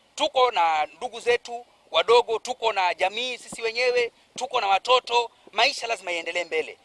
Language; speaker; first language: Swahili; native; Swahili